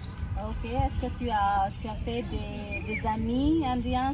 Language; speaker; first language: French; non-native, learner; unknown